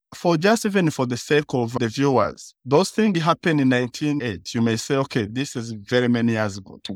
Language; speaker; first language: English; early bilingual, other home language; Kinyarwanda